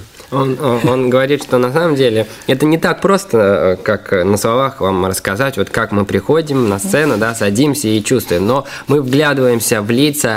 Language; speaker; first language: Russian; native; Russian